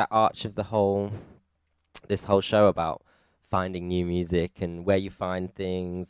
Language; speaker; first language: English; native; English